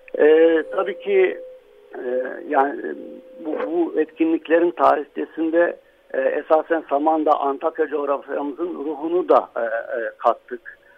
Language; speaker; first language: Turkish; non-native, local second language; Arabic